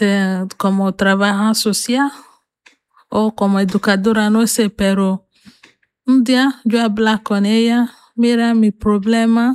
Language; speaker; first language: Spanish; non-native, learner; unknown